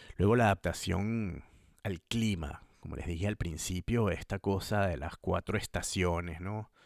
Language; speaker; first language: Spanish; native; Spanish